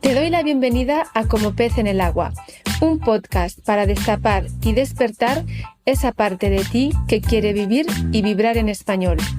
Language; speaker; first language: Spanish; native; Spanish